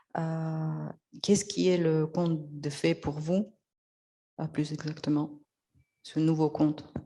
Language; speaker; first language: French; non-native, fluent; Russian